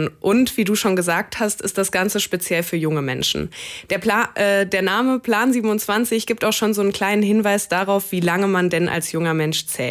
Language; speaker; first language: German; native; German